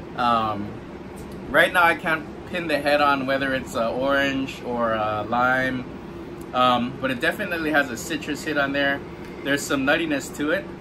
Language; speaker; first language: English; native; English